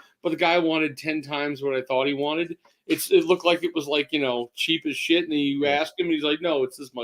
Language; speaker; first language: English; native; English